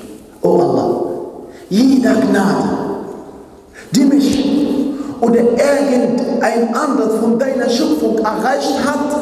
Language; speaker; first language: German; non-native, fluent; Arabic